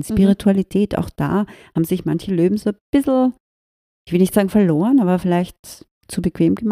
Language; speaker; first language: German; native; German